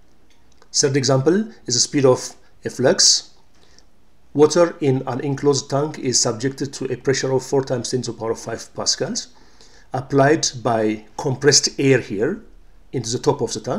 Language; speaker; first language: English; non-native, local second language; Amharic